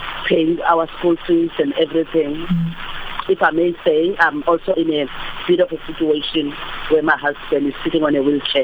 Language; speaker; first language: English; non-native, local second language; Afrikaans